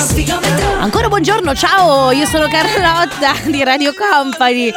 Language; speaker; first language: Italian; native; Italian